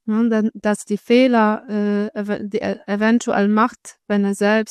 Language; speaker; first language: German; non-native, fluent; Polish